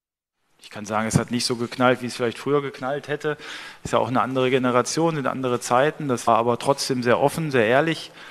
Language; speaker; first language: German; native; German